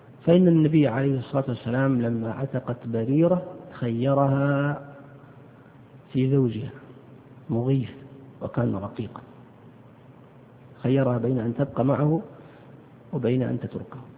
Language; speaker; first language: Arabic; native; Arabic